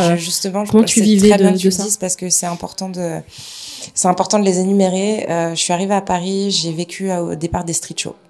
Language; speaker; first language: French; native; French